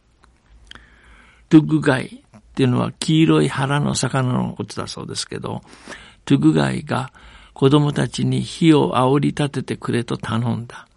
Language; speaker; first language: Japanese; native; Japanese